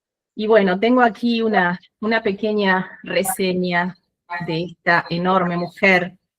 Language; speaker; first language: Spanish; native; Spanish